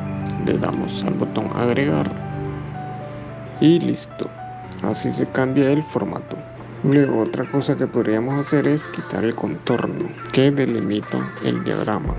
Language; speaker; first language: Spanish; native; Spanish